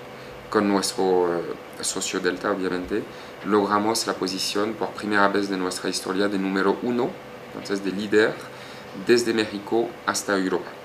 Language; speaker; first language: Spanish; non-native, fluent; French